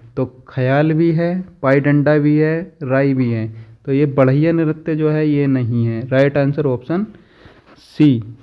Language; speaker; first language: Hindi; native; Hindi